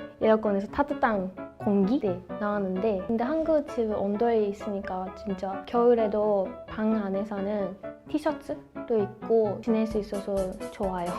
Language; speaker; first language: Korean; non-native, learner; Japanese